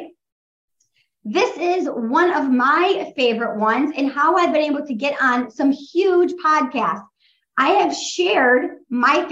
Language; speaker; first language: English; native; English